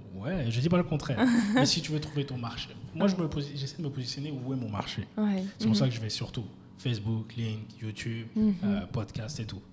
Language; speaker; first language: French; native; French